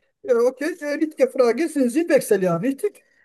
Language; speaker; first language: German; non-native, learner; Turkish